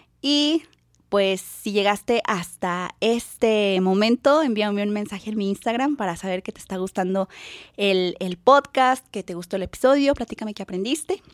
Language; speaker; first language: Spanish; native; Spanish